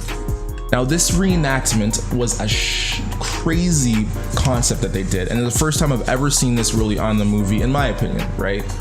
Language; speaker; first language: English; native; English